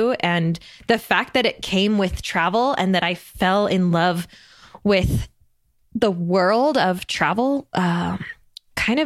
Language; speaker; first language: English; native; English